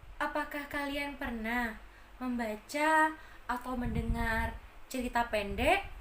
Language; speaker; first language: Indonesian; native; Indonesian